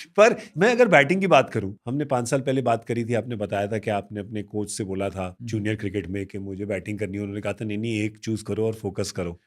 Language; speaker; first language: Hindi; native; Hindi